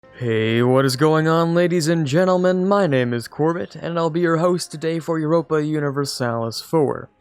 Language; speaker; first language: English; native; English